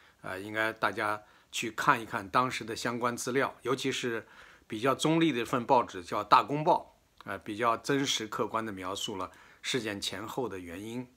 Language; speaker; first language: Chinese; native; Chinese